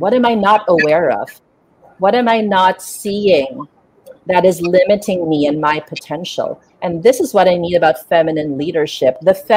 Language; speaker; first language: English; non-native, local second language; Filipino